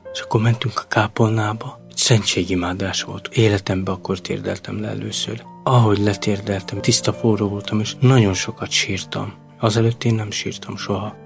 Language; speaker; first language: Hungarian; non-native, local second language; Romany